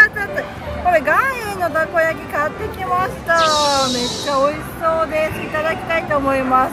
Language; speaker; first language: Japanese; native; Japanese